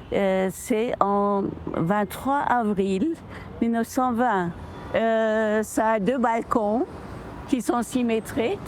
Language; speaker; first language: French; non-native, fluent; Turkish